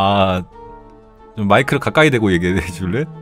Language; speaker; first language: Korean; native; Korean